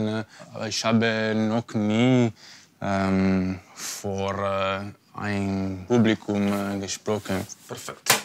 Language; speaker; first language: German; non-native, learner; Italian